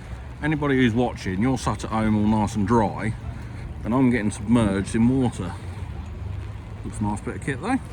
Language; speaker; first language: English; native; English